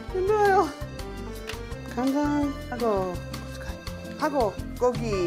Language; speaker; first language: Korean; non-native, learner; English